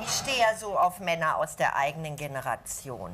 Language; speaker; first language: German; native; German